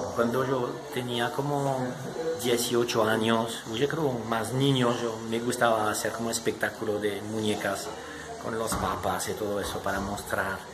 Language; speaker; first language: Spanish; non-native, fluent; French